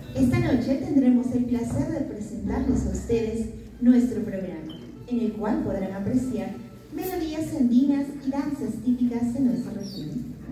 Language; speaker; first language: Spanish; native; Spanish